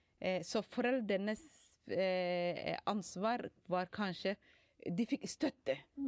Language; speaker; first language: Norwegian; non-native, fluent; Somali